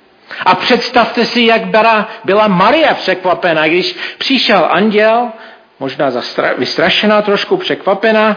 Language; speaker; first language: Czech; non-native, fluent; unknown